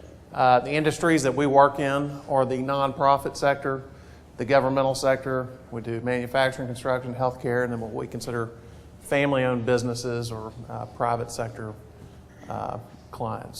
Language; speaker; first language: English; native; English